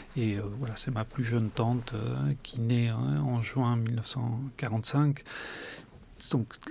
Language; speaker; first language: French; early bilingual, other home language; Spanish